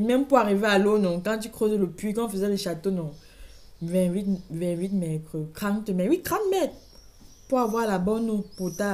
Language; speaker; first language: French; native; French